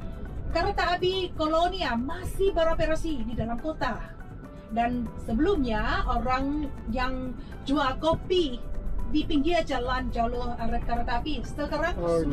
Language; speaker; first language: Indonesian; non-native, fluent; Vietnamese